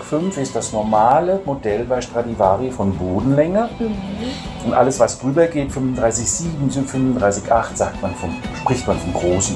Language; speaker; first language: German; native; German